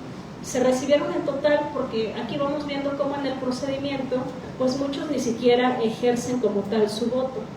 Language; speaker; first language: Spanish; native; Spanish